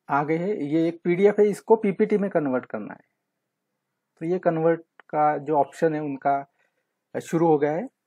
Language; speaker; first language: Hindi; non-native, local second language; Marathi